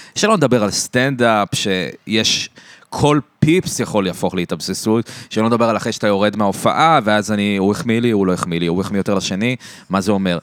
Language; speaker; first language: Hebrew; native; Hebrew